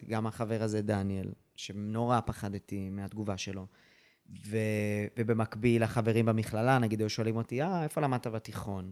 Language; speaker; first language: Hebrew; early bilingual, other home language; English